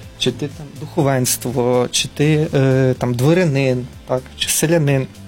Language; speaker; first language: Ukrainian; native; Ukrainian